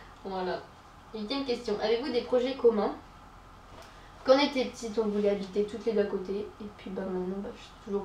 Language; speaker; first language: French; native; French